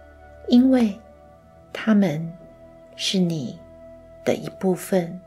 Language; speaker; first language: Chinese; native; Chinese